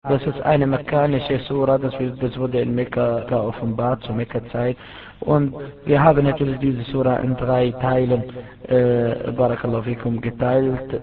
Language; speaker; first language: German; non-native, fluent; Arabic